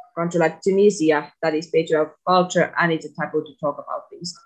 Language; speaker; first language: English; non-native, fluent; Finnish